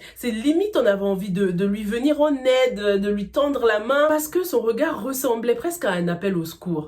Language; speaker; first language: French; native; French